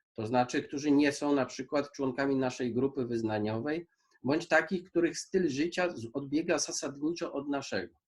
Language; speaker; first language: Polish; native; Polish